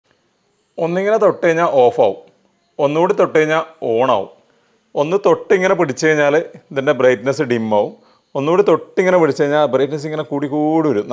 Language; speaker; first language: Malayalam; native; Malayalam